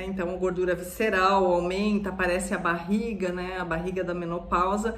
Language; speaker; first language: Portuguese; native; Portuguese